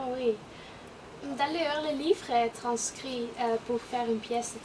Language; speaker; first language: French; non-native, learner; Dutch